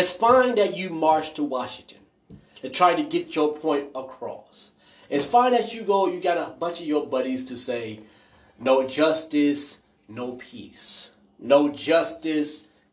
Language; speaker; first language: English; native; English